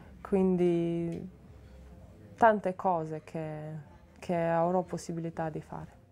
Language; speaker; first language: Italian; non-native, learner; Slovenian